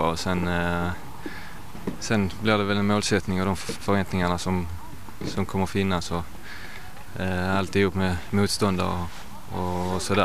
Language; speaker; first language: Swedish; native; Swedish